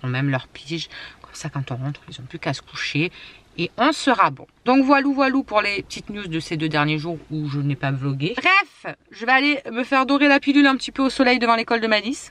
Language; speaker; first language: French; native; French